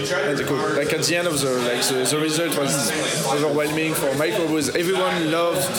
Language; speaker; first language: English; non-native, fluent; French